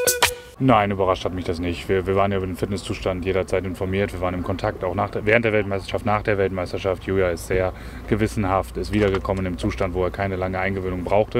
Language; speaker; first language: German; native; German